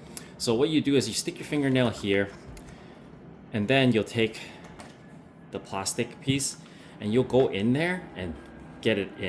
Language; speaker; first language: English; native; English